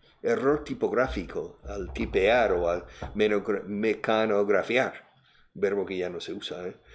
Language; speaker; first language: Spanish; non-native, fluent; English